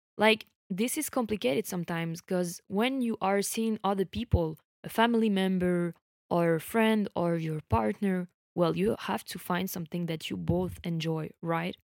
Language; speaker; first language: English; non-native, fluent; French